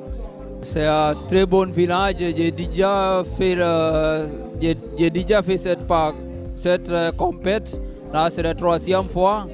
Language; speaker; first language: French; non-native, fluent; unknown